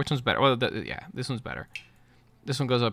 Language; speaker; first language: English; native; English